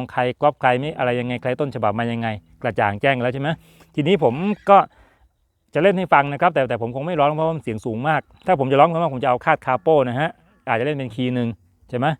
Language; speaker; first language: Thai; native; Thai